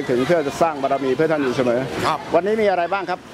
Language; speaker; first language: Thai; native; Thai